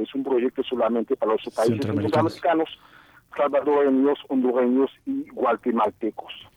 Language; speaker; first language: Spanish; non-native, fluent; Haitian Creole